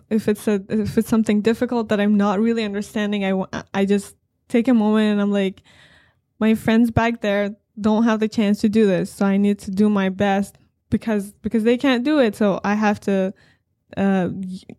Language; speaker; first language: English; non-native, fluent; Persian